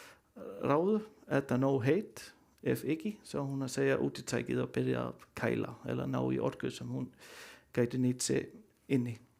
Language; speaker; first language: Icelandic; non-native, learner; Danish